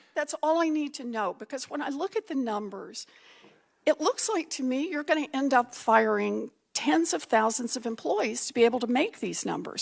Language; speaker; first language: English; native; English